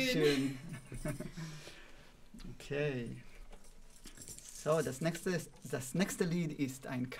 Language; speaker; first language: German; non-native, learner; Hebrew